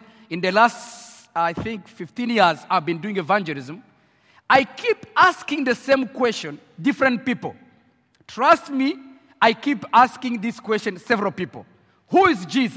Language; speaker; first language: English; non-native, local second language; French